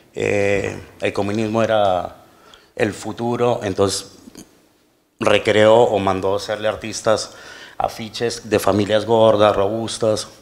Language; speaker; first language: Spanish; native; Spanish